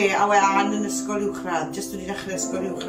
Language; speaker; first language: Welsh; native; Welsh